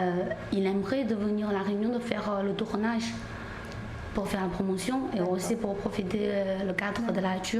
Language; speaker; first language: French; non-native, learner; Chinese